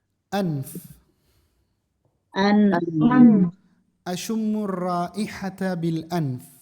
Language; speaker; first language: Arabic; non-native, fluent; Indonesian